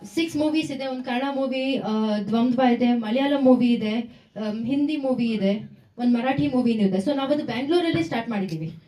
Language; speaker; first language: Kannada; non-native, local second language; Tamil